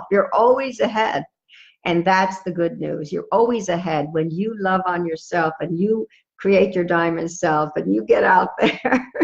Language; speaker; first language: English; native; English